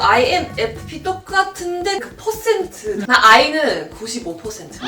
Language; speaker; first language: Korean; non-native, fluent; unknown